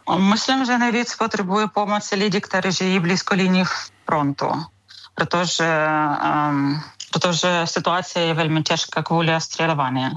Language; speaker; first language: Czech; non-native, learner; Ukrainian